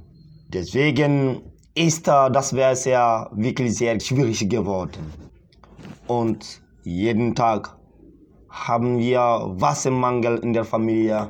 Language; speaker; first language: German; non-native, fluent; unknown